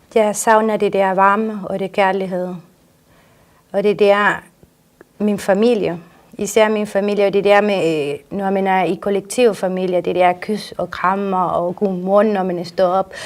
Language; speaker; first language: Danish; non-native, fluent; Spanish